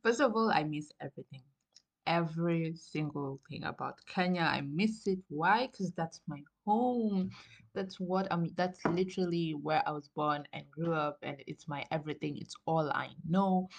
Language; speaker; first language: English; non-native, local second language; Swahili